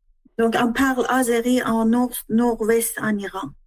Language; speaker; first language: French; non-native, learner; Persian